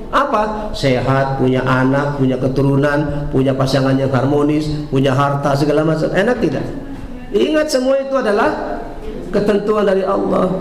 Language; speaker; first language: Indonesian; native; Indonesian